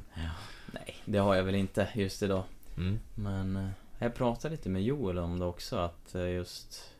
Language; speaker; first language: Swedish; native; Swedish